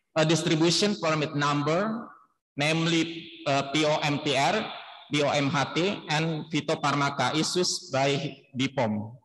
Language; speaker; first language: English; non-native, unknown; Indonesian